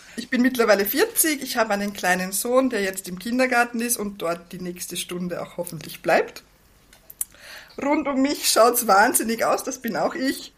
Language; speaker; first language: German; native; German